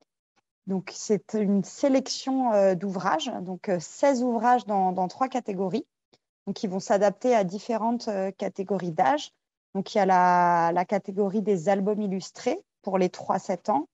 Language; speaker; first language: French; native; French